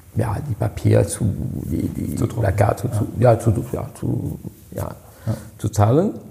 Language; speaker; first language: German; non-native, fluent; French